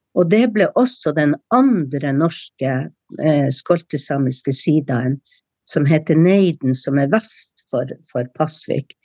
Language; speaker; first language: Norwegian; native; Norwegian